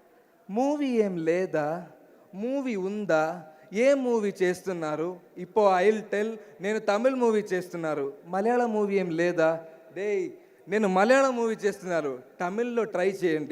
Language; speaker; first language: Telugu; non-native, learner; Malayalam